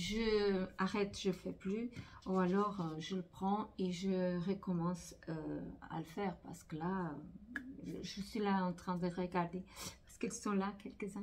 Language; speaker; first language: French; non-native, fluent; Portuguese